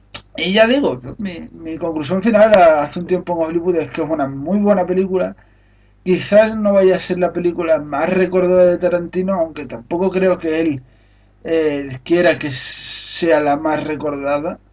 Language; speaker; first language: Spanish; native; Spanish